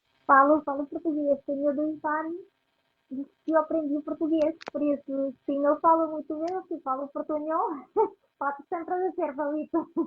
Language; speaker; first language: Portuguese; non-native, fluent; Spanish